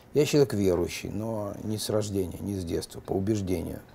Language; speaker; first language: Russian; native; Russian